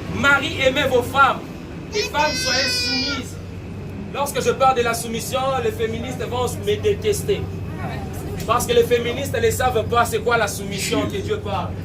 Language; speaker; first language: French; non-native, local second language; Lingala